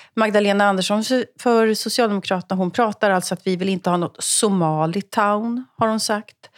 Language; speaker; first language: Swedish; native; Swedish